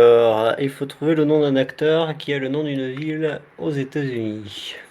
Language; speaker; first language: French; native; French